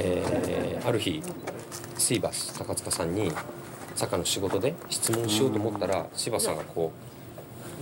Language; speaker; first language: Japanese; native; Japanese